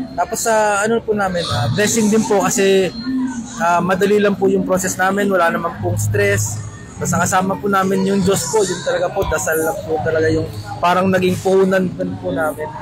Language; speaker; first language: Filipino; non-native, local second language; Cebuano